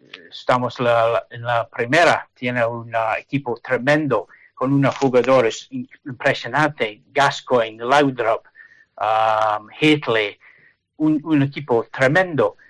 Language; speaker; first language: Spanish; non-native, learner; English